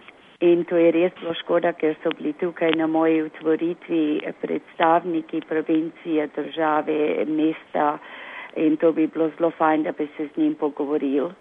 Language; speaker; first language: Slovenian; early bilingual, heritage; Slovenian